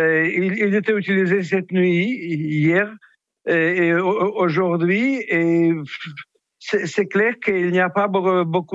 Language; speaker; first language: French; non-native, fluent; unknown